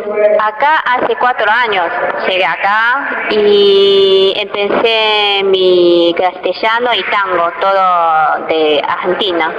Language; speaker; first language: Spanish; non-native, learner; Chinese